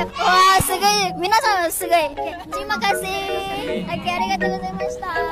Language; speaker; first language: Malay; native; Malay